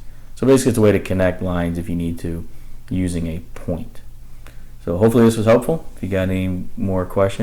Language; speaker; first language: English; native; English